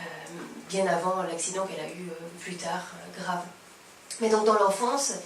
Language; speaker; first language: French; native; French